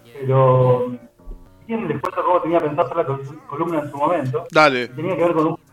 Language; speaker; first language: Spanish; native; Spanish